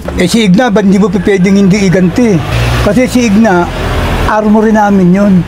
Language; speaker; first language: Filipino; native; Filipino